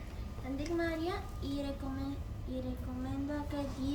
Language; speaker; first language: Catalan; non-native, local second language; Spanish